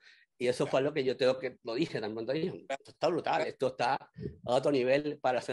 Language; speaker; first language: Spanish; native; Spanish